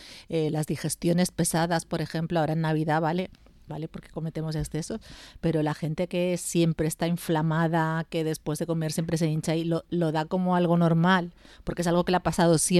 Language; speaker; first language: Spanish; native; Spanish